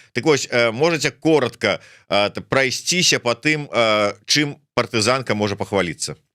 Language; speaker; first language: Belarusian; non-native, local second language; Russian